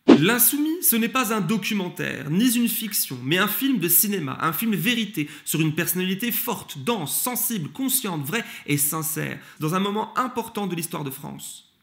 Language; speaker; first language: French; early bilingual, other home language; Turkish